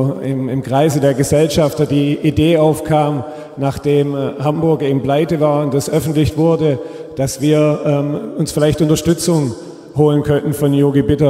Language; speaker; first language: German; native; German